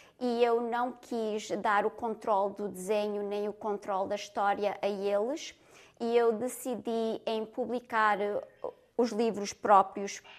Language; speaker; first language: Portuguese; early bilingual, other home language; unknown